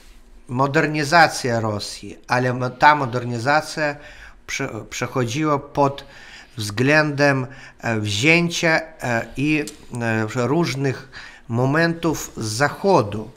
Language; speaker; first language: Polish; non-native, learner; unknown